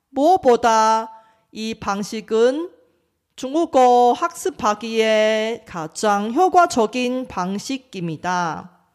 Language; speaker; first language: Korean; non-native, fluent; Chinese